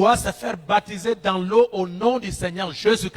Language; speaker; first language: French; non-native, local second language; Lingala